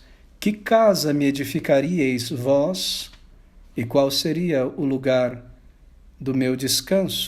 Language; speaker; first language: Portuguese; native; Portuguese